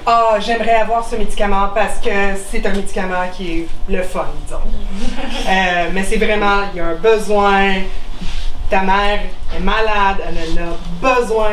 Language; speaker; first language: French; non-native, local second language; English